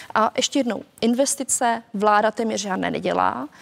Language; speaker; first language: Czech; native; Czech